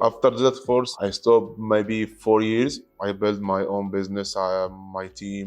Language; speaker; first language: English; non-native, learner; Arabic